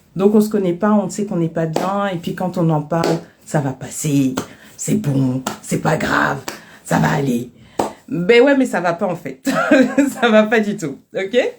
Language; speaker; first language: French; native; French